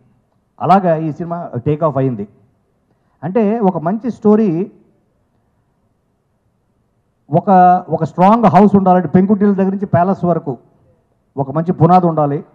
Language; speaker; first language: Telugu; native; Telugu